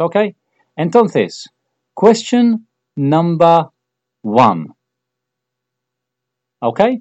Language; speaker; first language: Spanish; non-native, fluent; English